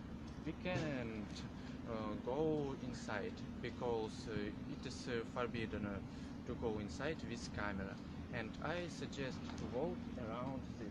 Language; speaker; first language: English; non-native, learner; Russian